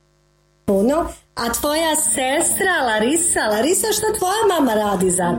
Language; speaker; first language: Croatian; native; Croatian